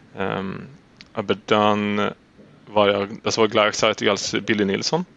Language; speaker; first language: German; non-native, learner; Swedish